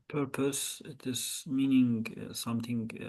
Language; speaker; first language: English; non-native, learner; Azerbaijani